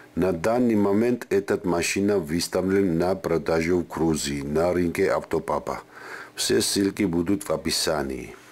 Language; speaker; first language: Russian; non-native, fluent; Georgian